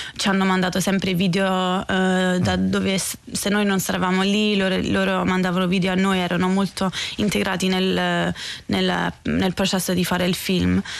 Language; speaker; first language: Italian; non-native, fluent; English